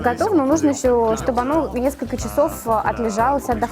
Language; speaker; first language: Russian; native; Russian